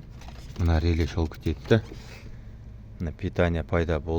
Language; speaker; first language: Kazakh; native; Kazakh